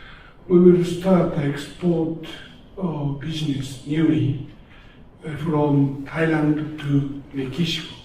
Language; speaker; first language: English; non-native, learner; Japanese